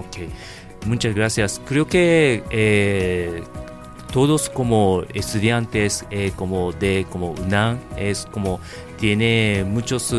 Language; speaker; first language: Spanish; non-native, learner; Japanese